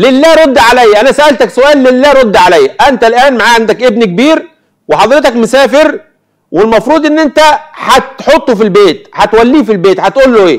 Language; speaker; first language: Arabic; native; Arabic